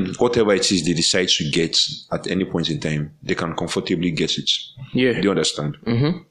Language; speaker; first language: English; non-native, local second language; Yoruba